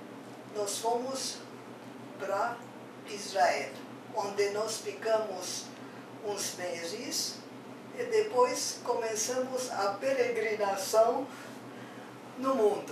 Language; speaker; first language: Portuguese; non-native, fluent; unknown